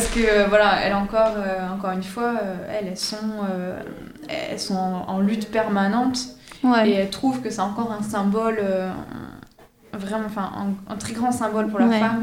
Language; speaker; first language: French; native; French